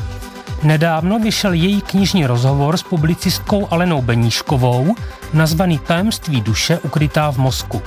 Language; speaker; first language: Czech; native; Czech